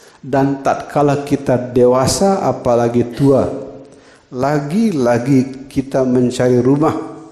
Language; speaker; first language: Indonesian; non-native, local second language; Balinese